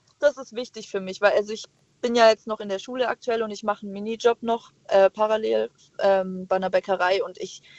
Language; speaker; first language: German; native; German